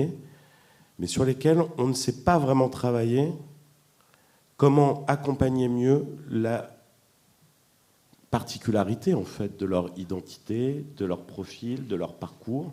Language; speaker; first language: French; native; French